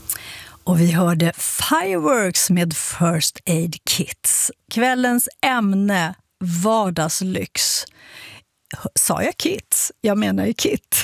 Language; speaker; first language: Swedish; native; Swedish